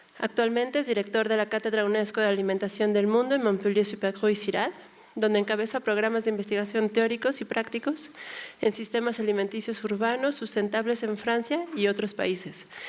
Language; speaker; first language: Spanish; native; Spanish